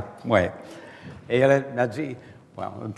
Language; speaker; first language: French; non-native, learner; English